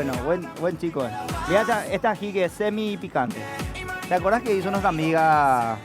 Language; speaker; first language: Spanish; native; Spanish